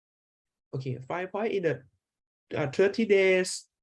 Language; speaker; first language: English; non-native, learner; Thai